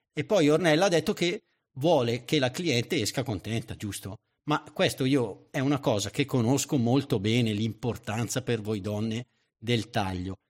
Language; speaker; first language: Italian; native; Italian